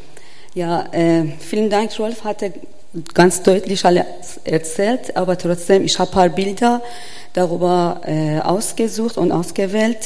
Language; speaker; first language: German; non-native, learner; Persian